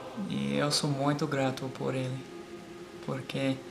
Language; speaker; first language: Portuguese; non-native, learner; English